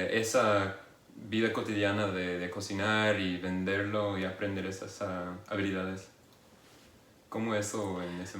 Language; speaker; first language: Spanish; non-native, fluent; English